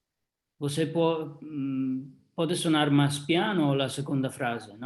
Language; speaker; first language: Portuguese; non-native, learner; Italian